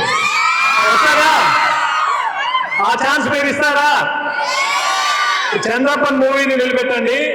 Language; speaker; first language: Telugu; native; Telugu